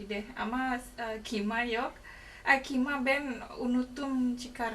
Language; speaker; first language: Turkish; non-native, learner; Indonesian